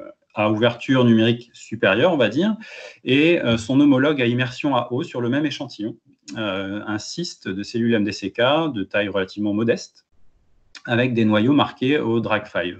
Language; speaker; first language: French; native; French